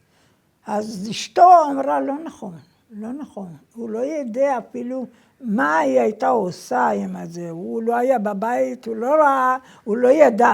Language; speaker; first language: Hebrew; non-native, fluent; Persian